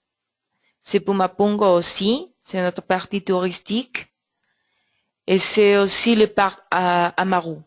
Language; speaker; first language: French; non-native, learner; Spanish